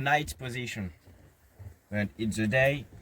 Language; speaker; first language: English; non-native, learner; French